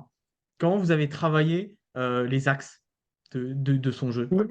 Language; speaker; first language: French; native; French